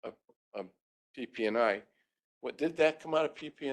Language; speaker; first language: English; native; English